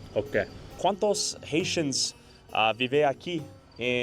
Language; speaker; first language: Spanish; non-native, learner; English